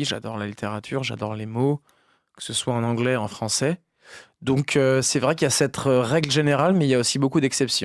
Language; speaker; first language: French; native; French